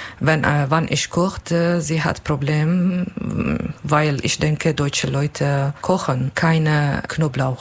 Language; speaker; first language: German; non-native, learner; Kurdish